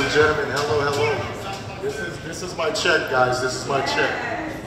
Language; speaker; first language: English; native; English